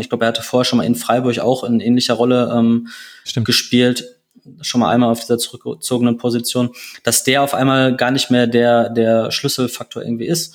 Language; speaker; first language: German; native; German